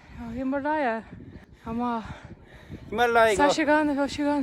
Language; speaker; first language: Korean; non-native, learner; Ukrainian